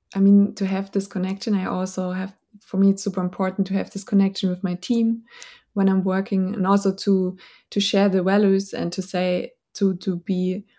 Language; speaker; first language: English; non-native, fluent; German